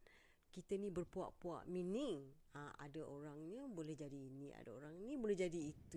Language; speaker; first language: English; non-native, local second language; Malay